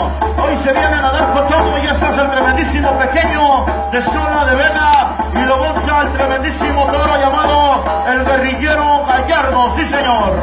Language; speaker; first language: Spanish; native; Spanish